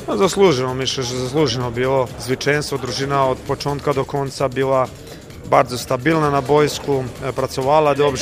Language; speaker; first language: Polish; non-native, fluent; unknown